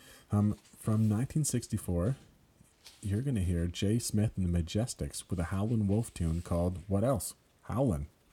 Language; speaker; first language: English; native; English